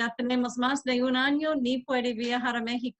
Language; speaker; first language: Spanish; non-native, learner; English